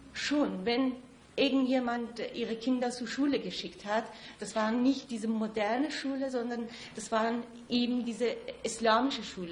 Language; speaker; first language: German; non-native, fluent; Persian